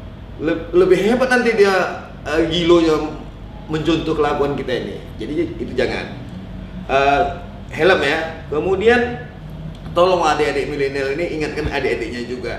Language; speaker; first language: Indonesian; native; Indonesian